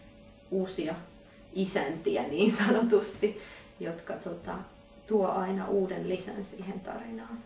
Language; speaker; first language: Finnish; native; Finnish